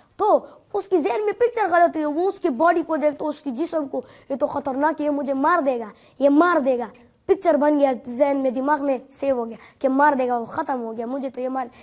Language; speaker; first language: Urdu; non-native, local second language; Pashto